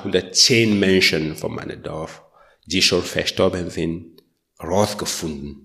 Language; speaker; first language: German; non-native, learner; French